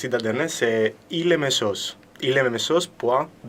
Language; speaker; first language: French; non-native, fluent; Greek